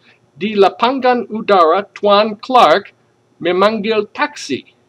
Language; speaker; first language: Indonesian; non-native, learner; English